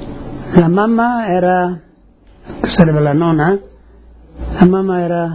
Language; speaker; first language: Italian; non-native, local second language; Friulian